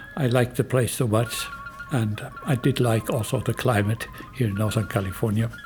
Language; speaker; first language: English; non-native, fluent; German